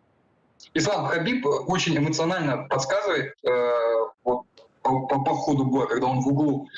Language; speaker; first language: Russian; native; Russian